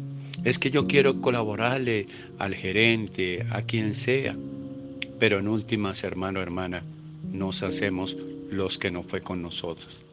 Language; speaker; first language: Spanish; native; Spanish